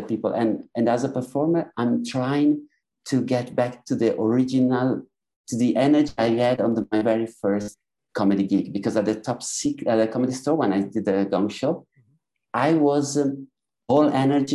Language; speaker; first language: English; non-native, fluent; Italian